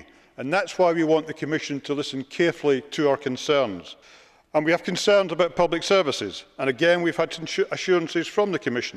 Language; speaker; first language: English; native; English